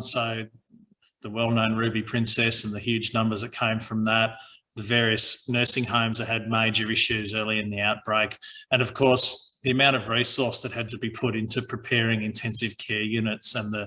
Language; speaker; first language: English; native; English